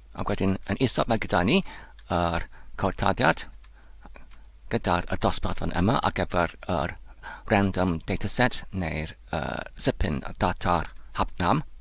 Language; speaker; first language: Welsh; non-native, learner; Polish